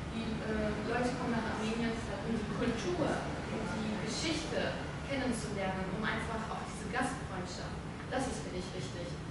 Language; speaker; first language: German; early bilingual, other home language; Armenian